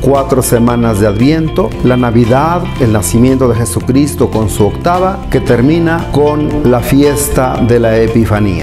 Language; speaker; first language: Spanish; native; Spanish